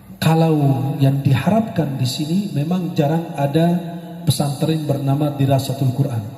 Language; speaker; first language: Indonesian; non-native, fluent; Arabic